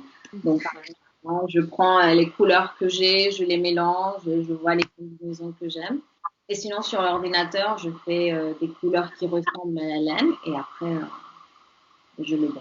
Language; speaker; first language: French; non-native, fluent; Spanish